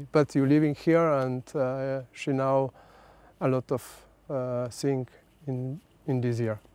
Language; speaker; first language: English; non-native, learner; Slovenian